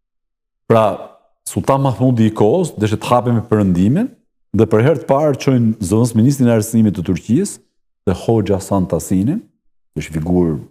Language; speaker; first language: Albanian; native; Albanian